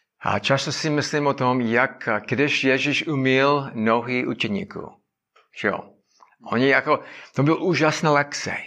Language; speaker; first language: Czech; non-native, learner; English